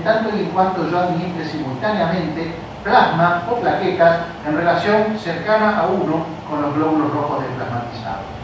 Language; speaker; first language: Spanish; native; Spanish